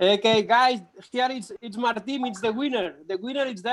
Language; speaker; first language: English; non-native, learner; Spanish